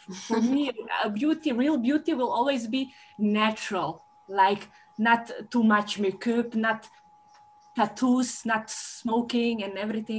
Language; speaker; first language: English; non-native, learner; Dutch